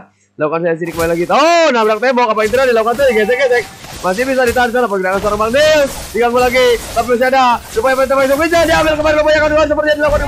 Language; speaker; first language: Indonesian; native; Indonesian